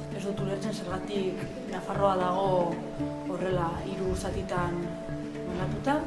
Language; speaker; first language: Basque; non-native, local second language; Spanish